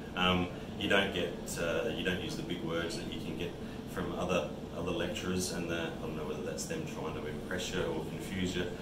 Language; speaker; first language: English; native; English